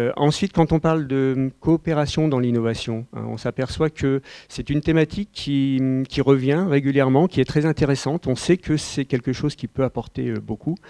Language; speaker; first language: French; native; French